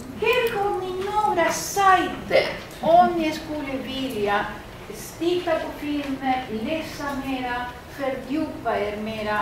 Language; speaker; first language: Swedish; non-native, fluent; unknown